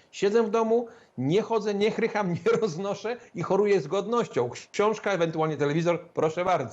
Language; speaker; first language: Polish; native; Polish